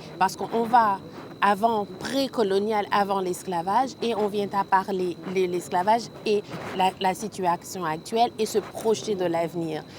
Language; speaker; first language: French; early bilingual, other home language; Haitian Creole